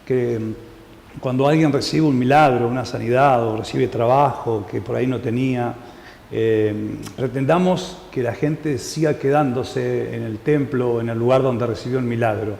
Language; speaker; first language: Spanish; native; Spanish